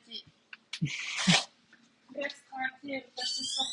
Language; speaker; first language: French; native; French